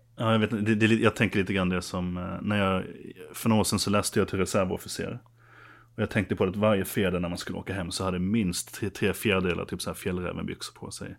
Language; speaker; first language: Swedish; native; Swedish